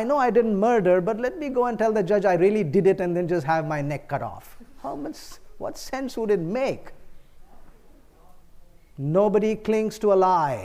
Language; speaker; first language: English; non-native, local second language; Bangla